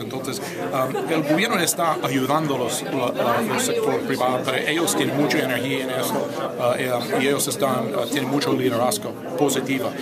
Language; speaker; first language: Spanish; non-native, fluent; English